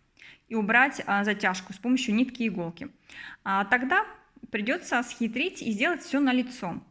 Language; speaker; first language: Russian; native; Russian